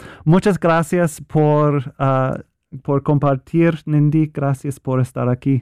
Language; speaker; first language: Spanish; non-native, fluent; English